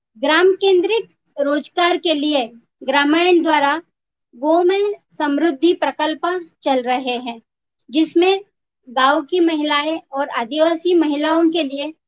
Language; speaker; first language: Hindi; non-native, local second language; Marathi